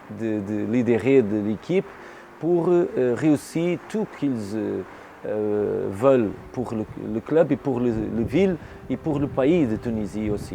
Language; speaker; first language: French; non-native, learner; Portuguese